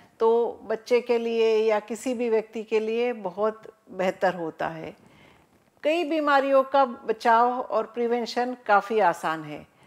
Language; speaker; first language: Hindi; non-native, local second language; Marathi